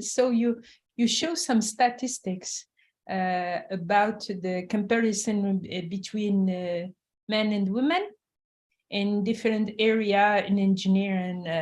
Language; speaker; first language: English; non-native, fluent; French